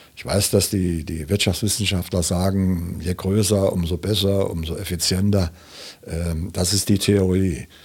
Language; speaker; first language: German; native; German